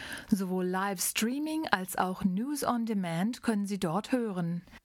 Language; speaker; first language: German; native; German